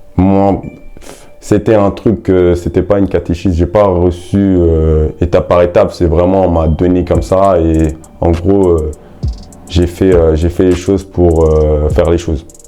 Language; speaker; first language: French; early bilingual, other home language; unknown